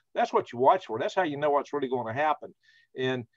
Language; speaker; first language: English; native; English